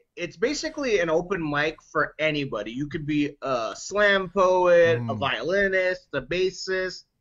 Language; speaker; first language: English; native; English